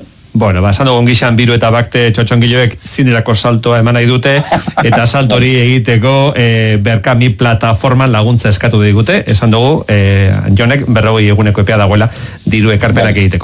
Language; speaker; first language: Basque; native; Basque